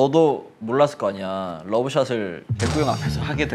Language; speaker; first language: Korean; native; Korean